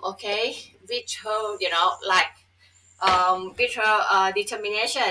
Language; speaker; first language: English; non-native, fluent; Thai